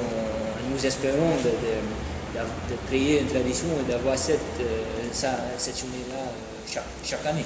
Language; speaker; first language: French; non-native, fluent; Dutch